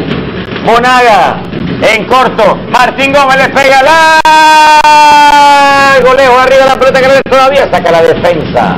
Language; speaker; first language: Spanish; native; Spanish